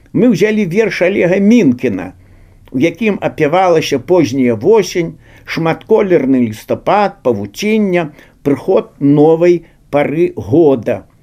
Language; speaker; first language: Belarusian; native; Belarusian